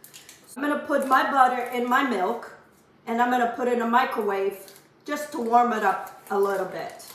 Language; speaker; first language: English; non-native, fluent; Portuguese